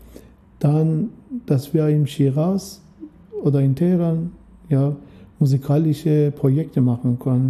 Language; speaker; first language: German; non-native, fluent; Persian